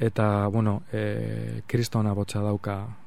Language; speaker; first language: Basque; non-native, local second language; Spanish